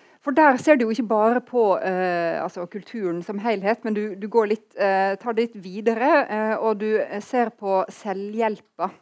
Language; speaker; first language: Norwegian; native; Norwegian